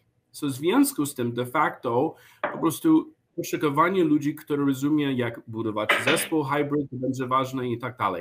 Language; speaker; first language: Polish; non-native, learner; English